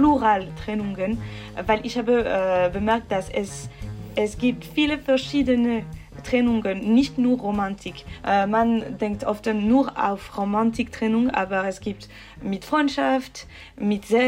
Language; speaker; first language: German; non-native, local second language; French